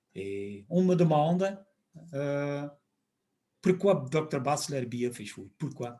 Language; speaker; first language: French; non-native, local second language; Dutch